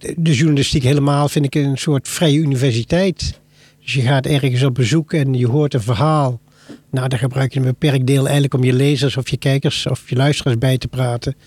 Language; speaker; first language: Dutch; native; Dutch